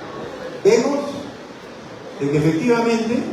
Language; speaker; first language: Spanish; native; Spanish